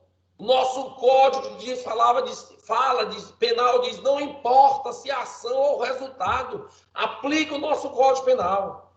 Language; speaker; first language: Portuguese; native; Portuguese